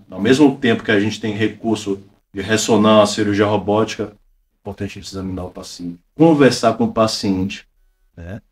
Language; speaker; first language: Portuguese; native; Portuguese